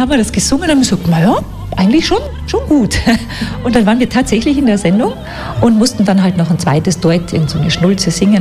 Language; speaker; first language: German; native; German